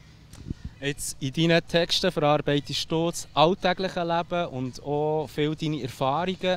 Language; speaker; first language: German; native; German